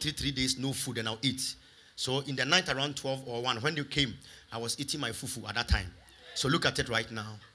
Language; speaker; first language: English; non-native, local second language; Akan